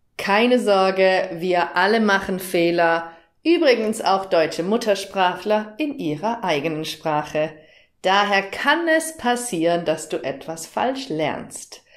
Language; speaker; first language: German; native; German